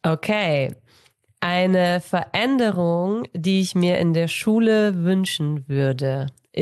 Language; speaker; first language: German; native; German